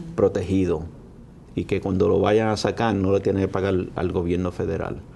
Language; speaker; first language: Spanish; early bilingual, heritage; Spanish